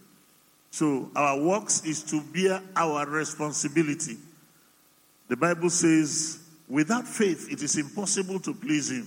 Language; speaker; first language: English; non-native, local second language; Igbo